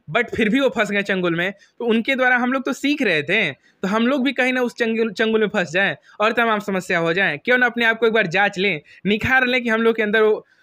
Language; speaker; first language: Hindi; native; Hindi